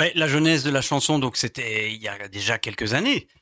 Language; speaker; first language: French; native; French